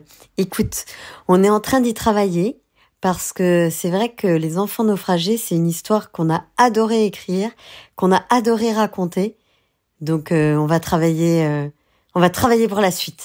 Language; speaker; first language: French; native; French